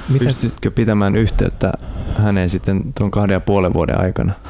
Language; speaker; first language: Finnish; native; Finnish